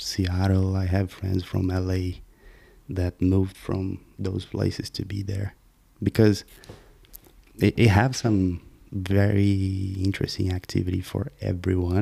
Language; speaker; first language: English; non-native, fluent; Portuguese